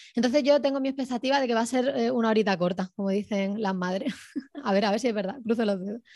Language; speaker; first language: Spanish; native; Spanish